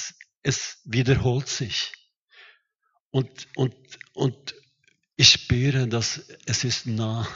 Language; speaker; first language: German; non-native, fluent; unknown